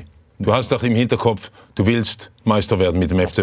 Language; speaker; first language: German; native; German